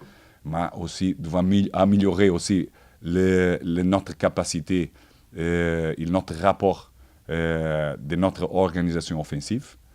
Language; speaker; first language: French; non-native, fluent; Portuguese